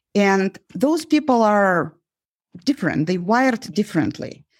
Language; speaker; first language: English; non-native, fluent; Uzbek